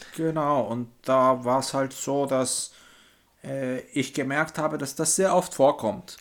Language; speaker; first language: German; early bilingual, other home language; Turkish